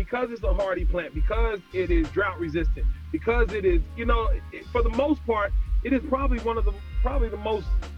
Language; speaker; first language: English; native; English